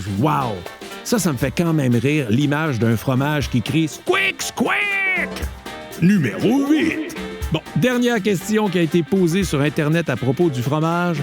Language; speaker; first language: French; native; French